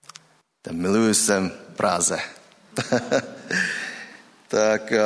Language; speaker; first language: Czech; non-native, learner; Mongolian